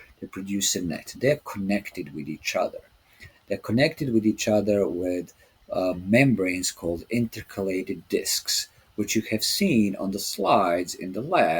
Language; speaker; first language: English; non-native, fluent; Serbian